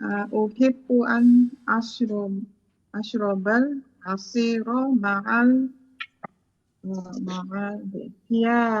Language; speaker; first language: Arabic; non-native, learner; Indonesian